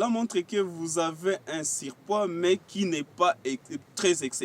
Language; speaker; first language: French; non-native, local second language; Swahili